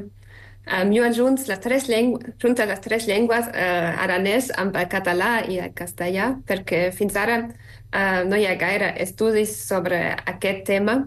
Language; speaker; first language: Catalan; non-native, fluent; German